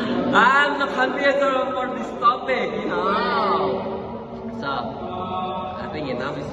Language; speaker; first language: English; non-native, learner; Indonesian